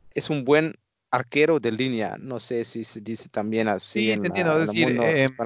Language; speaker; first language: Spanish; non-native, fluent; Dutch